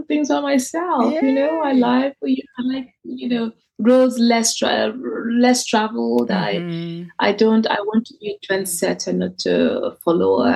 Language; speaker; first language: English; non-native, local second language; Igbo